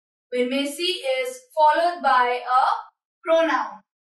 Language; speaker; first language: English; non-native, local second language; Hindi